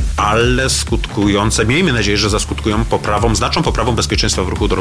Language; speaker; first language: Polish; native; Polish